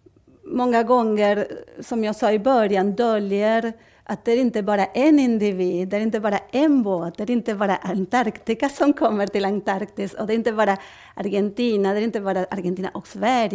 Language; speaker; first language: Swedish; non-native, fluent; Spanish